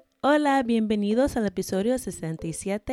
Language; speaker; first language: Spanish; non-native, fluent; English